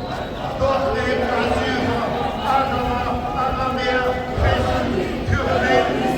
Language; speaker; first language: German; non-native, fluent; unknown